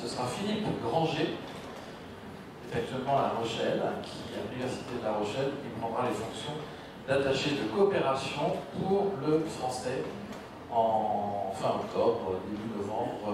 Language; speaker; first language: French; native; French